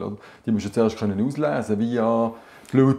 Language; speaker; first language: German; native; German